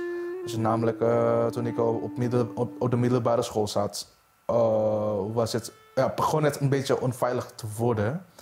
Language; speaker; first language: Dutch; non-native, fluent; Indonesian